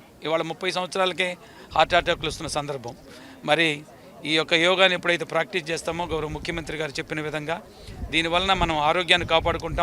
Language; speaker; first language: Telugu; native; Telugu